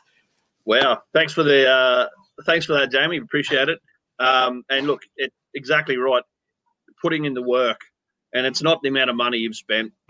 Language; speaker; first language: English; native; English